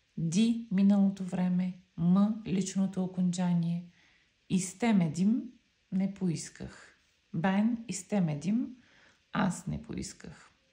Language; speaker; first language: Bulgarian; non-native, local second language; Turkish